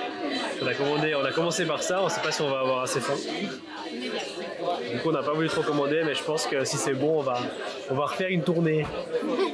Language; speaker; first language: French; native; French